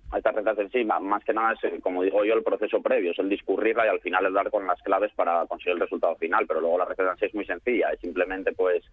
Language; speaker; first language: Spanish; native; Spanish